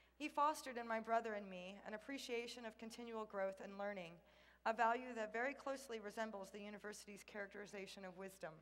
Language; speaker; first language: English; native; English